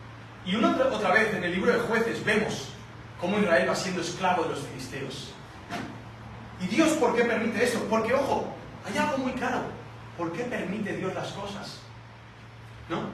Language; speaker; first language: Spanish; native; Spanish